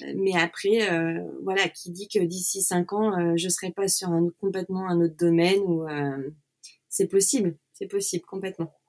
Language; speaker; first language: French; native; French